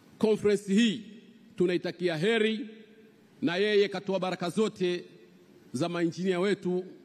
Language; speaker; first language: Swahili; native; Swahili